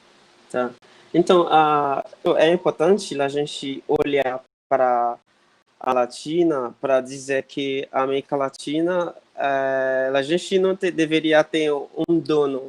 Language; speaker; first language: Portuguese; non-native, fluent; Haitian Creole